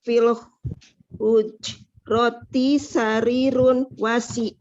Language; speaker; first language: Arabic; non-native, learner; Indonesian